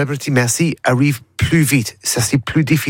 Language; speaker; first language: French; non-native, learner; English